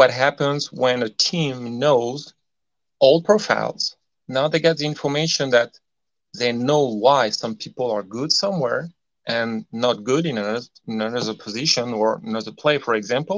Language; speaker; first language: English; non-native, fluent; French